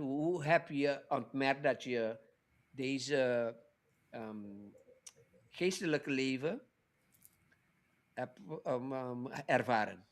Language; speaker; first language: Dutch; non-native, local second language; Papiamento